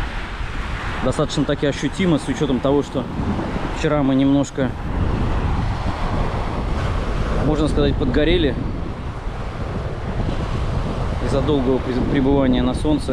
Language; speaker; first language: Russian; native; Russian